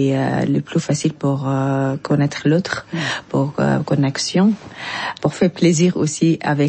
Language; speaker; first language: French; non-native, learner; Arabic